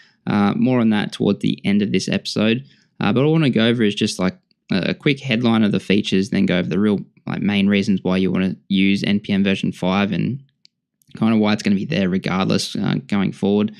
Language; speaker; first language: English; native; English